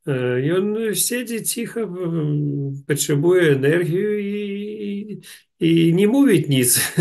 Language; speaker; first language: Polish; non-native, learner; Russian